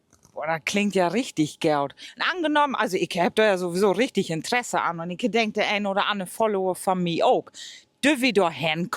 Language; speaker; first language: German; native; German